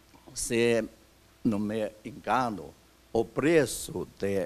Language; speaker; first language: Portuguese; non-native, fluent; Chinese